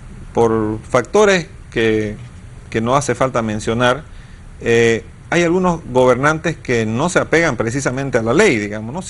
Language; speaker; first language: Spanish; native; Spanish